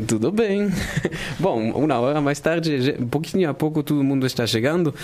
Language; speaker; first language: Portuguese; non-native, fluent; German